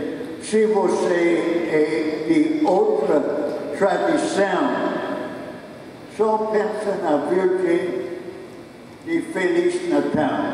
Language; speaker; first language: Portuguese; non-native, fluent; English